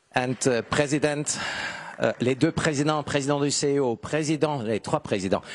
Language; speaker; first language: French; non-native, fluent; German